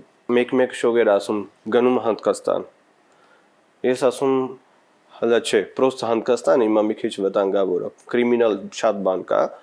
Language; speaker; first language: Armenian; non-native, learner; Punjabi